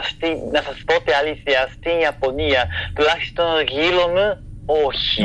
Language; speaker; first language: Greek; non-native, fluent; Japanese